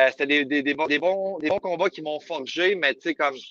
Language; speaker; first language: French; native; French